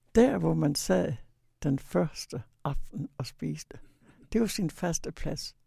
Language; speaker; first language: Danish; native; Danish